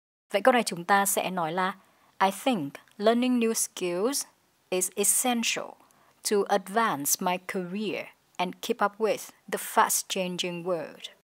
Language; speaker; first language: English; non-native, fluent; Vietnamese